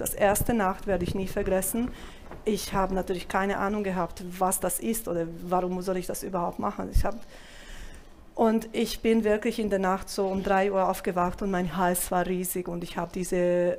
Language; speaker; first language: German; non-native, fluent; Italian